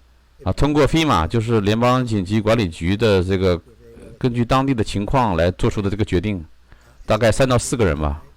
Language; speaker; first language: Chinese; native; Chinese